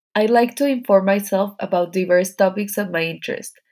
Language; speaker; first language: English; non-native, fluent; Spanish